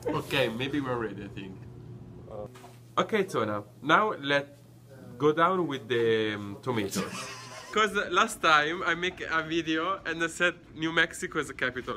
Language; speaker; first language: English; non-native, learner; Italian